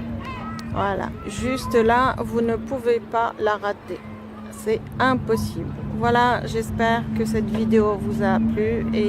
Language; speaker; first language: French; native; French